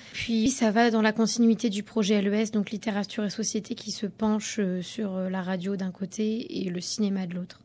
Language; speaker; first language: French; early bilingual, heritage; French